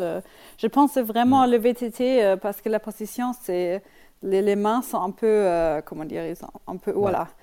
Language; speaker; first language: French; non-native, learner; German